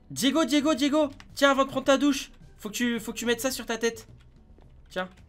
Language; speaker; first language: French; native; French